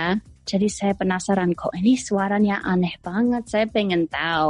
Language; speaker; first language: Indonesian; non-native, fluent; English